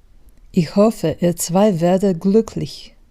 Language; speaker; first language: German; non-native, fluent; Croatian